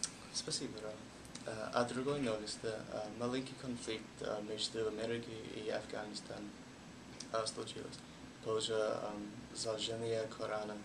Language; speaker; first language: Russian; non-native, learner; English